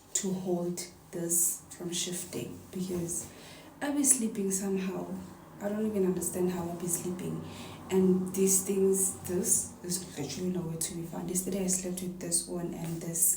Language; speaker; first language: English; non-native, local second language; Zulu